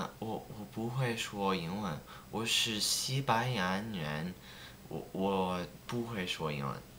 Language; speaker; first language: Chinese; non-native, learner; English